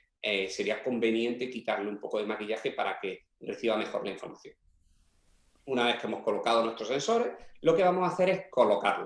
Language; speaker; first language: Spanish; native; Spanish